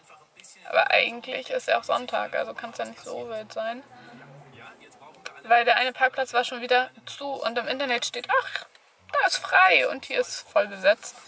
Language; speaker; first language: German; native; German